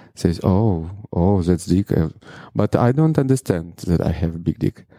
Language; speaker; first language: English; non-native, learner; Ukrainian